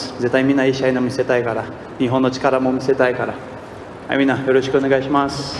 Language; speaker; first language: Japanese; non-native, learner; Portuguese